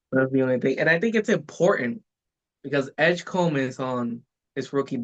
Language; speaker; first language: English; native; English